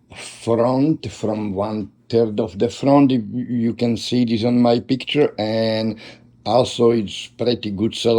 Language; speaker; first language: English; non-native, learner; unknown